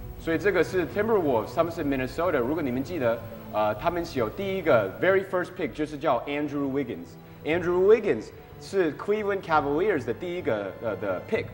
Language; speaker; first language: English; early bilingual, other home language; Chinese